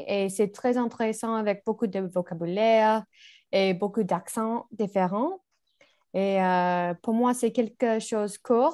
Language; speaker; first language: French; non-native, learner; English